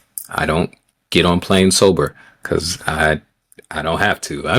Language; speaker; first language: English; native; English